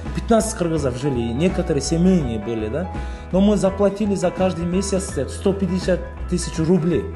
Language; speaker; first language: Russian; non-native, local second language; Kyrgyz